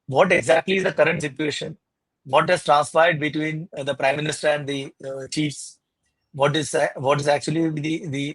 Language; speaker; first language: English; non-native, local second language; Malayalam